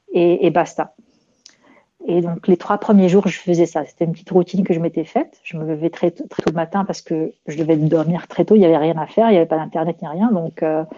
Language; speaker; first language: French; non-native, local second language; Arabic